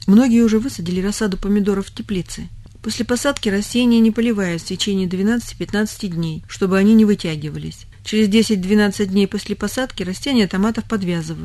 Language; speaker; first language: Russian; native; Russian